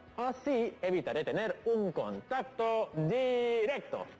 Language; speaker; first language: Spanish; native; Spanish